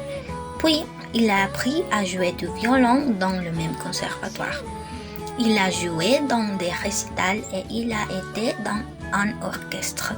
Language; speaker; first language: French; non-native, learner; Spanish